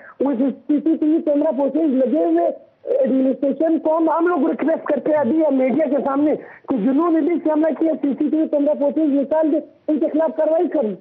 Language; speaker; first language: Urdu; non-native, local second language; Pashto